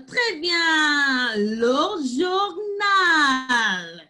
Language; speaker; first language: French; non-native, fluent; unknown